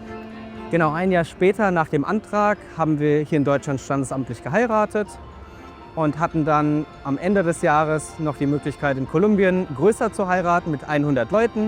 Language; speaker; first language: German; native; German